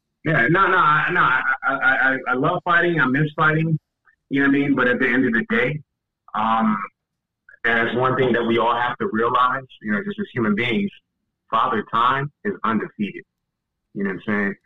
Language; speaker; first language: English; native; English